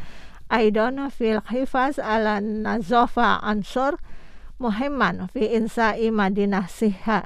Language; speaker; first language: Arabic; non-native, fluent; Indonesian